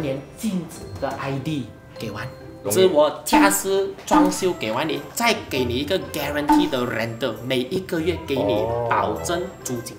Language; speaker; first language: Chinese; native; Chinese